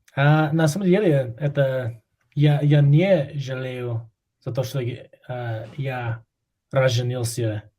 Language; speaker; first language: Russian; non-native, learner; English